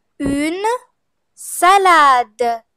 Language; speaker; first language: French; non-native, fluent; Arabic